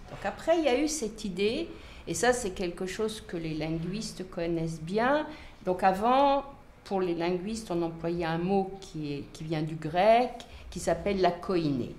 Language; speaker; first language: French; native; French